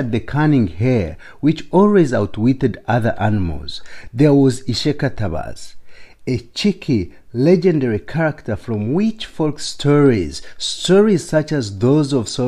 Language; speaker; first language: English; non-native, local second language; Nyankole